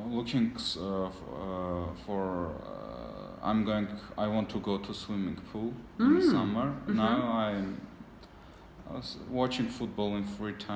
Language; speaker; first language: English; non-native, learner; Armenian